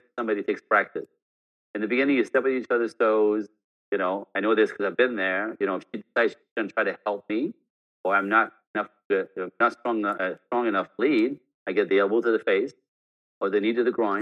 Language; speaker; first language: English; non-native, fluent; French